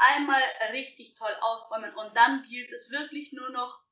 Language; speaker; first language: German; non-native, fluent; Russian